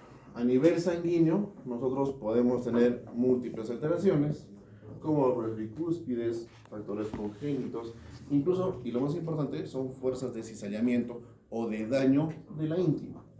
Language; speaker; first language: Spanish; native; Spanish